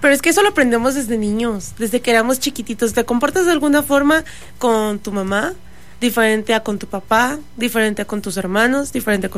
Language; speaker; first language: Spanish; native; Spanish